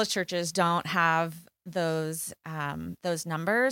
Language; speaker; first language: English; native; English